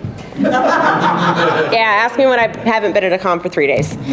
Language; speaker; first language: English; native; English